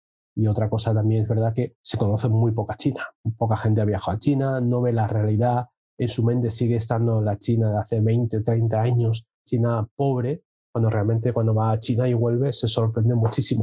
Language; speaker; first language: Spanish; early bilingual, other home language; Chinese